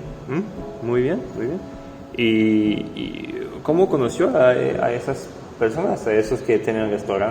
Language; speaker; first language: Spanish; non-native, fluent; French